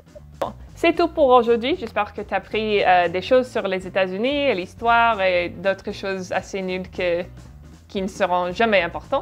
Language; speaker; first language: French; non-native, fluent; English